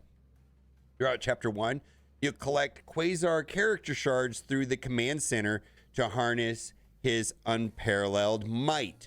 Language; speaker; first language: English; native; English